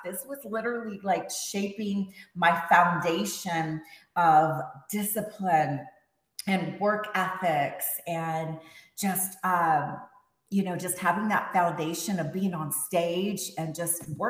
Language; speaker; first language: English; native; English